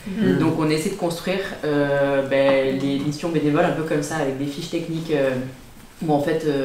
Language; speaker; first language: French; native; French